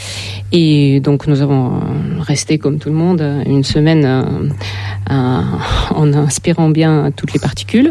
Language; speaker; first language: French; non-native, fluent; Russian